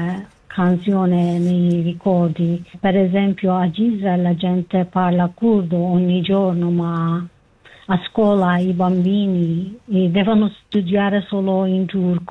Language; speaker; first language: Italian; non-native, fluent; Kurdish